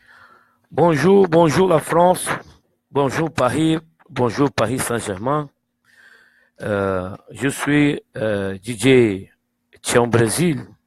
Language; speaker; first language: French; non-native, fluent; Portuguese